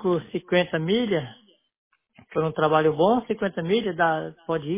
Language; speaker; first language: Spanish; non-native, learner; Portuguese